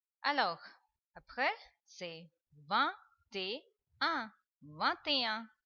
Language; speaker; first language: French; non-native, fluent; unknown